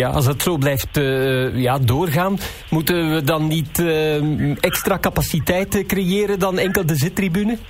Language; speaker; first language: Dutch; native; Dutch